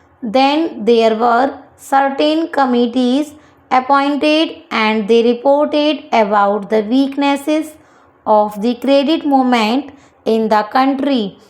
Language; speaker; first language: English; non-native, local second language; Hindi